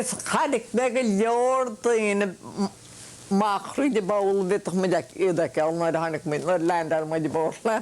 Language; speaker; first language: Irish; native; Irish